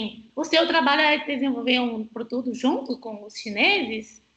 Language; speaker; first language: Portuguese; non-native, fluent; Chinese